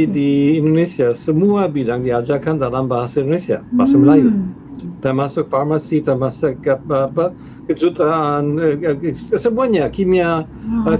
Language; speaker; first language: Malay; non-native, fluent; German